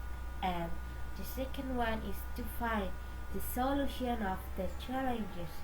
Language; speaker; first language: English; non-native, learner; Indonesian